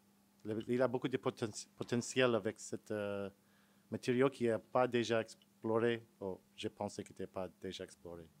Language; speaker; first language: French; non-native, fluent; English